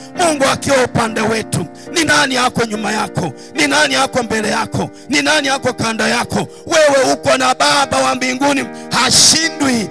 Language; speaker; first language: Swahili; non-native, local second language; Luyia